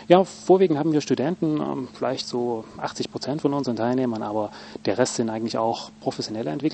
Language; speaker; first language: German; native; German